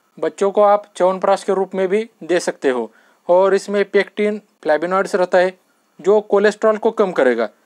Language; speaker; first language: Hindi; non-native, local second language; Marathi